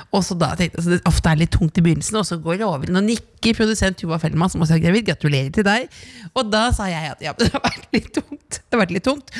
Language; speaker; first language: Norwegian; native; Norwegian